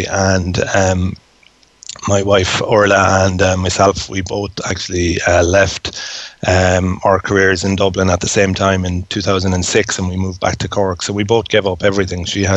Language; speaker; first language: English; native; English